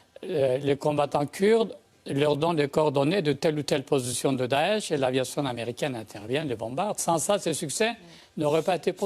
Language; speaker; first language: French; native; French